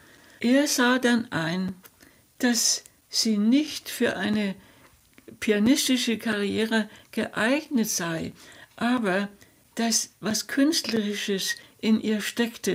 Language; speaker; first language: German; non-native, fluent; Danish